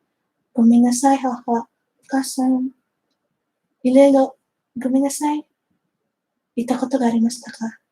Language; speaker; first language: Japanese; non-native, fluent; Filipino